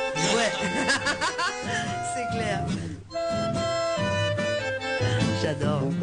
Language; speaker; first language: French; native; French